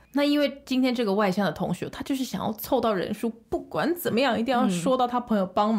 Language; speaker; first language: Chinese; native; Chinese